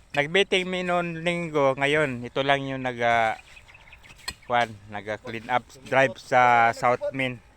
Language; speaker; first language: Filipino; non-native, local second language; Cebuano